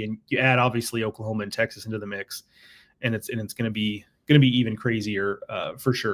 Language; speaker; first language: English; native; English